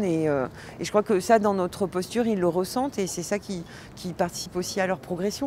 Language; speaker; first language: French; native; French